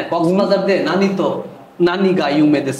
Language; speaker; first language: Japanese; non-native, learner; Bangla